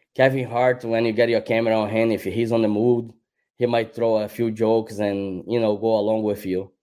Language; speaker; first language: English; non-native, fluent; Portuguese